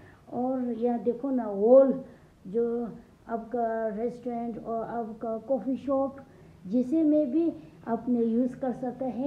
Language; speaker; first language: Hindi; non-native, local second language; Tibetan